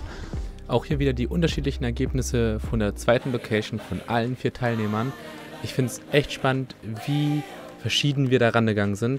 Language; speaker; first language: German; native; German